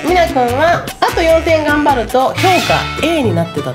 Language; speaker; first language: Japanese; native; Japanese